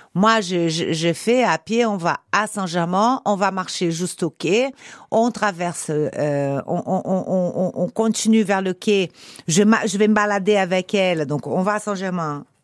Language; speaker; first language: French; non-native, fluent; Portuguese